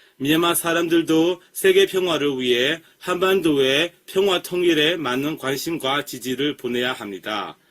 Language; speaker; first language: Korean; non-native, fluent; Burmese